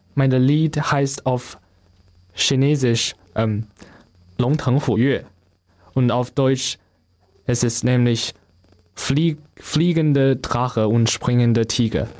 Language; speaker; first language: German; non-native, learner; Chinese